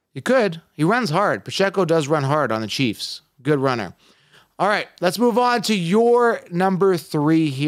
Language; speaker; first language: English; native; English